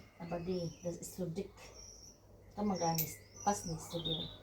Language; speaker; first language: German; non-native, learner; Filipino